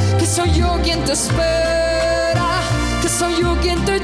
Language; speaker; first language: Spanish; non-native, learner; English